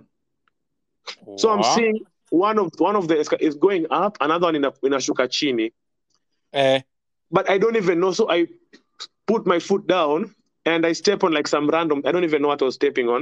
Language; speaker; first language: English; non-native, local second language; Swahili